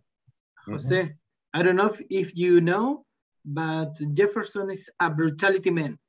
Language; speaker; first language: English; non-native, learner; Spanish